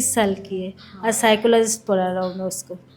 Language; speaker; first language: Hindi; non-native, local second language; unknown